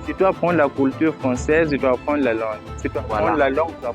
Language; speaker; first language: French; non-native, fluent; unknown